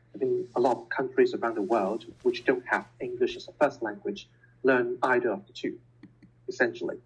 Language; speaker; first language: English; non-native, local second language; Cantonese